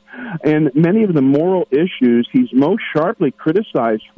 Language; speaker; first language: English; native; English